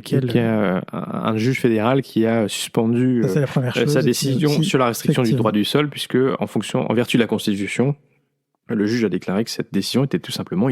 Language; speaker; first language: French; native; French